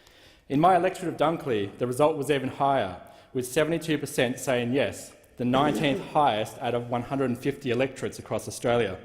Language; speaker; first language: English; native; English